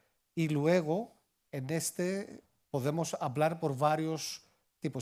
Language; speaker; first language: Spanish; non-native, fluent; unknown